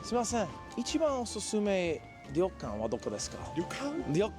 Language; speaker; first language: Japanese; non-native, learner; English